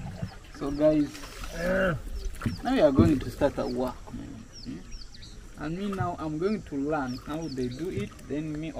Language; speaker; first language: English; non-native, fluent; Rundi